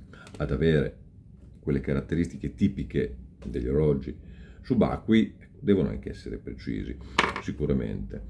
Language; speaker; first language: Italian; native; Italian